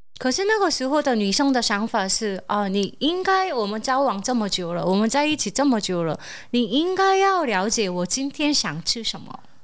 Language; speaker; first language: Chinese; non-native, fluent; Korean